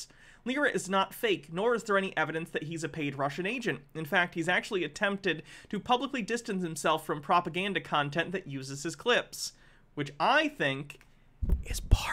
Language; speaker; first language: English; native; English